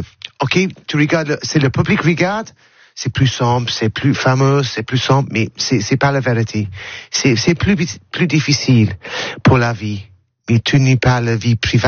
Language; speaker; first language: French; non-native, learner; English